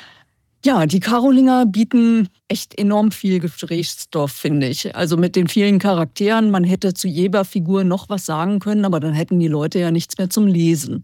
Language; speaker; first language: German; native; German